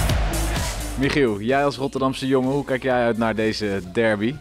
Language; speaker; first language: Dutch; native; Dutch